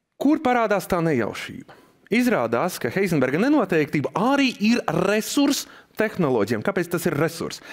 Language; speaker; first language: Latvian; non-native, local second language; Russian